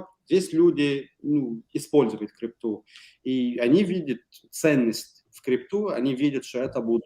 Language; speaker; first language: Russian; non-native, fluent; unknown